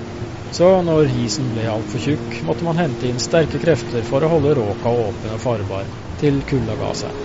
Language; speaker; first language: Norwegian; native; Norwegian